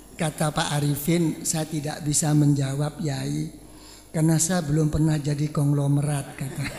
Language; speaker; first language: Malay; non-native, local second language; Javanese